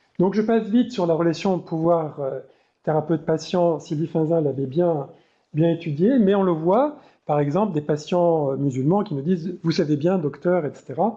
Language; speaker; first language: French; native; French